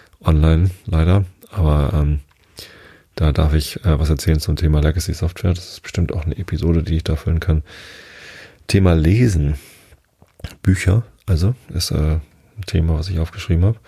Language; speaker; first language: German; native; German